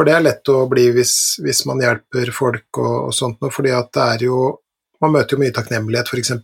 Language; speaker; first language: Norwegian; native; Norwegian